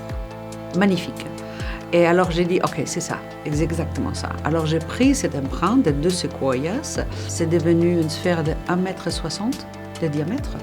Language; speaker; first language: French; non-native, fluent; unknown